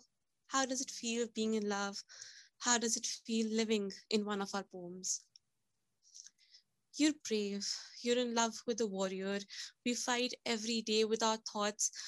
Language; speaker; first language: English; non-native, local second language; Hindi